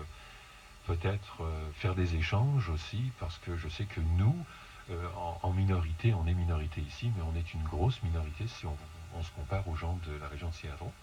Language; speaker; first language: French; native; French